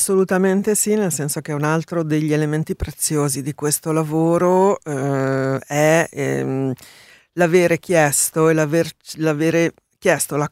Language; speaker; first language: Italian; native; Italian